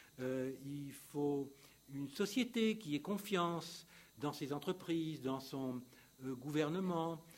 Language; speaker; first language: French; native; French